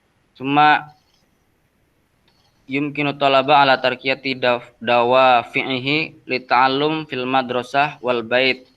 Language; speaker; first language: Arabic; non-native, learner; Indonesian